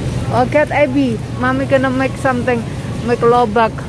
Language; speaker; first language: English; non-native, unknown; Indonesian